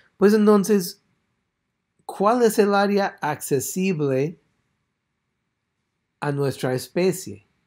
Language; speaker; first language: Spanish; non-native, fluent; English